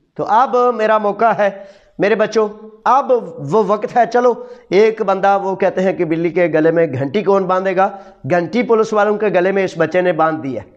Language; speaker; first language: Urdu; non-native, local second language; Punjabi